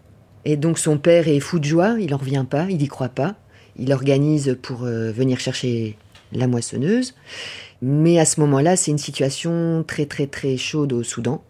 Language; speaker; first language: French; native; French